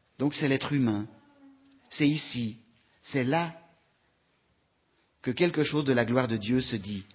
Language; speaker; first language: French; native; French